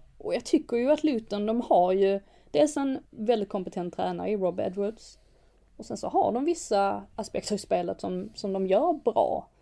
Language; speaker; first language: Swedish; native; Swedish